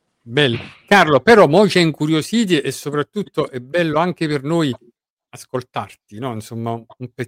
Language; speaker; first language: Italian; native; Italian